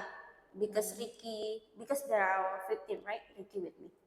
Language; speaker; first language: English; non-native, learner; Indonesian